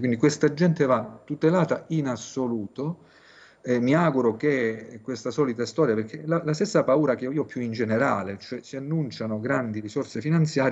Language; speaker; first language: Italian; native; Italian